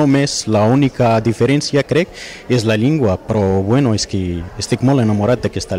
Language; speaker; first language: Catalan; non-native, fluent; Berber languages